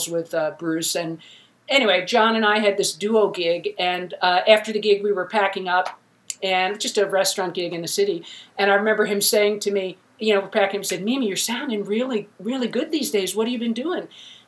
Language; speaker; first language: English; native; English